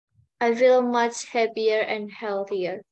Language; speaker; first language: English; non-native, learner; Indonesian